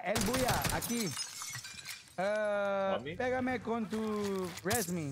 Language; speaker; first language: Spanish; non-native, learner; English